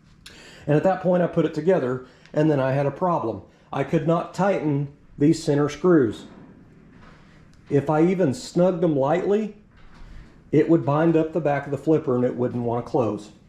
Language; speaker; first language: English; native; English